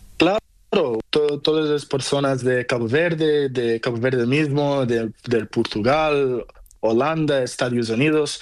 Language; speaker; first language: Spanish; non-native, learner; Portuguese